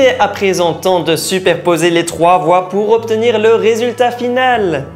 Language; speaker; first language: French; native; French